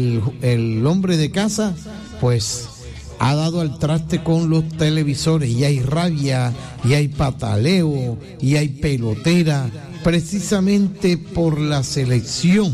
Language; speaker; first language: Spanish; native; Spanish